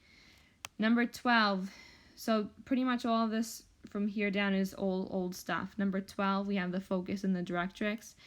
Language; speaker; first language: English; native; English